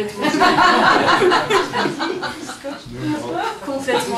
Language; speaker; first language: French; native; French